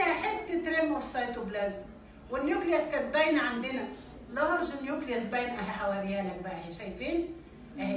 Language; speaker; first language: Arabic; native; Arabic